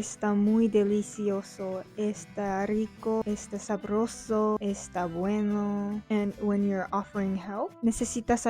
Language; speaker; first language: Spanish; non-native, learner; English